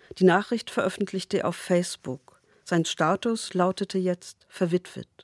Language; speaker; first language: German; native; German